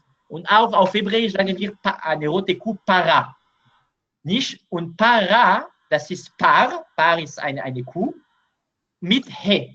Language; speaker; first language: German; non-native, learner; Hebrew